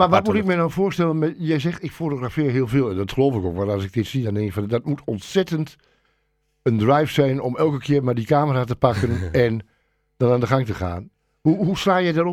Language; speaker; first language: Dutch; native; Dutch